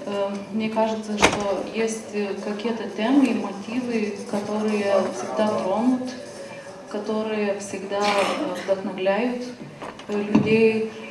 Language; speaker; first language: Russian; non-native, fluent; Lithuanian